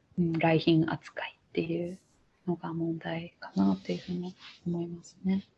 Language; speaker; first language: Japanese; early bilingual, heritage; Japanese